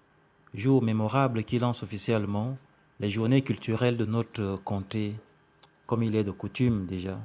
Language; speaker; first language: French; non-native, local second language; Fang